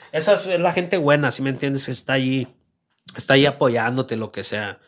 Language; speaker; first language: Spanish; early bilingual, other home language; English